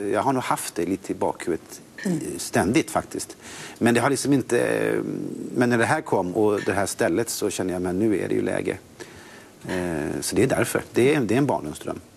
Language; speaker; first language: Swedish; native; Swedish